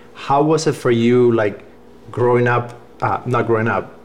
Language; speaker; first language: English; non-native, fluent; Spanish